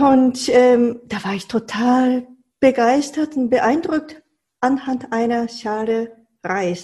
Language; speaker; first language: German; non-native, fluent; Japanese